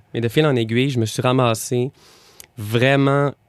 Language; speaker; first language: French; native; French